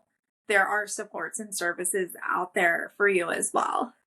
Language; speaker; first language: English; native; English